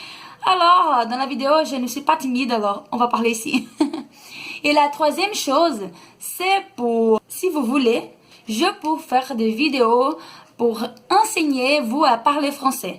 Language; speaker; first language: French; non-native, learner; Portuguese